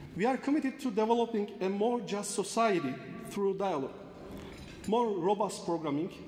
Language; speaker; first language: English; non-native, fluent; Turkish